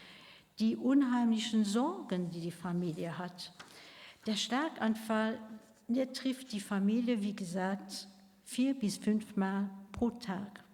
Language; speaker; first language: German; non-native, local second language; Luxembourgish